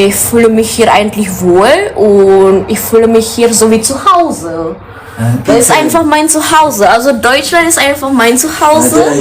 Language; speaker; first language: German; early bilingual, other home language; Indonesian